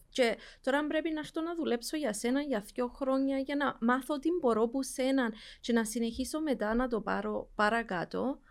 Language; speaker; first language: Greek; early bilingual, heritage; Greek